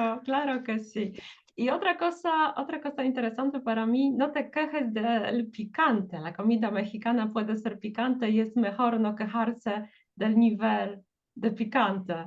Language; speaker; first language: Spanish; non-native, fluent; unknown